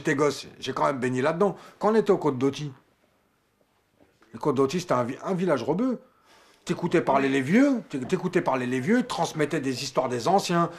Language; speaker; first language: French; early bilingual, other home language; Arabic